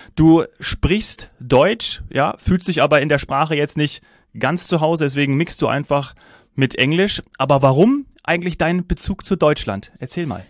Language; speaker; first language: German; native; German